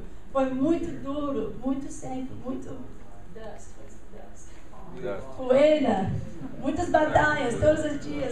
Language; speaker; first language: Portuguese; non-native, learner; English